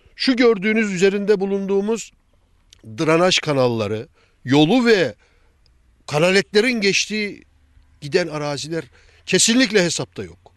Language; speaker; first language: Turkish; native; Turkish